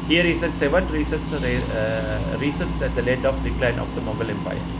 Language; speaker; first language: English; non-native, local second language; Sinhala